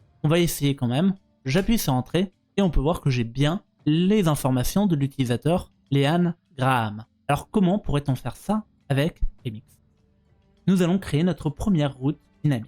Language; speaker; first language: French; native; French